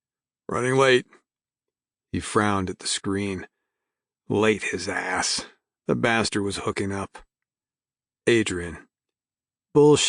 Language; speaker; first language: English; native; English